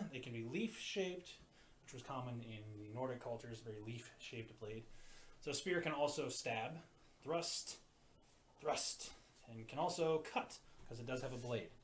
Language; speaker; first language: English; native; English